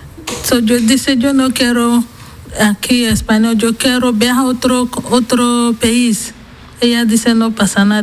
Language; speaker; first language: Spanish; non-native, learner; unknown